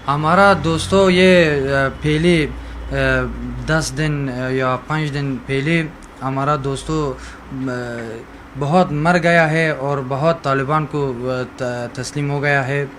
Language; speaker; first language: Hindi; non-native, learner; Persian